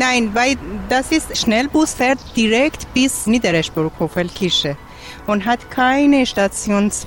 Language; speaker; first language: German; non-native, learner; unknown